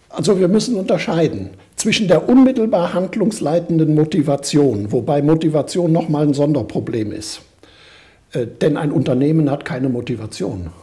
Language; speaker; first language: German; native; German